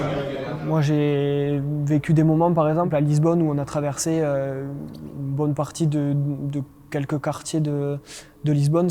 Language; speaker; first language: French; native; French